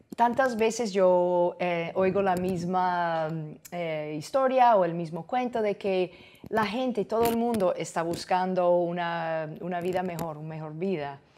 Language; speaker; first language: Spanish; non-native, fluent; English